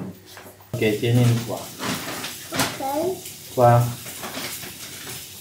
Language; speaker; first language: Italian; non-native, learner; Filipino